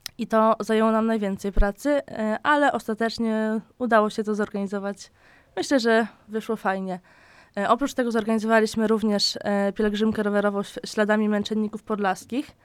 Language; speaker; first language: Polish; native; Polish